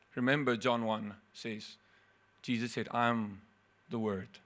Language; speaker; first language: English; non-native, local second language; Afrikaans